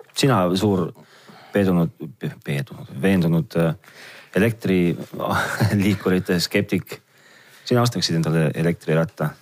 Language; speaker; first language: Estonian; native; Estonian